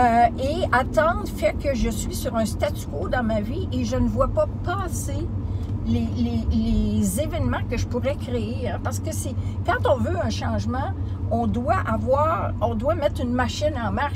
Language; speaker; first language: French; native; French